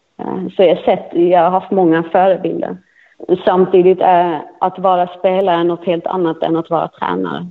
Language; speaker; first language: Swedish; non-native, fluent; Dutch